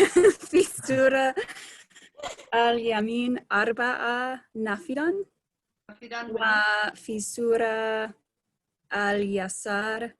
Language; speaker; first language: Arabic; non-native, learner; English